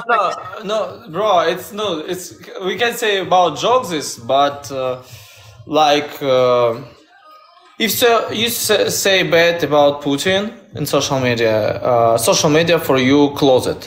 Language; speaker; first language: English; non-native, learner; Russian